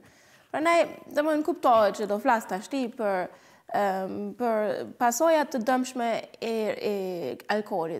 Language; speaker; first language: Albanian; non-native, fluent; German